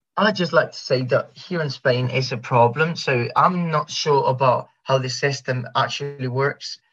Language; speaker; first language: English; non-native, fluent; Spanish